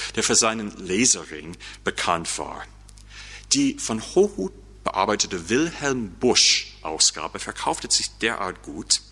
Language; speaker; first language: German; non-native, fluent; English